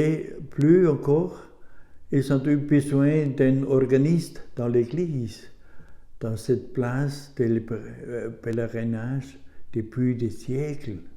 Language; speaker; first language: French; non-native, learner; German